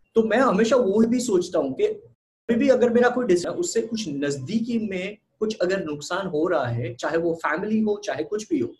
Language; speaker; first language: Hindi; native; Hindi